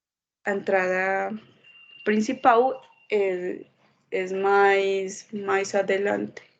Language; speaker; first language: Portuguese; non-native, learner; Spanish